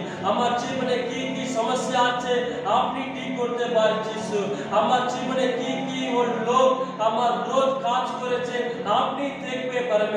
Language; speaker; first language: Bangla; non-native, learner; Hindi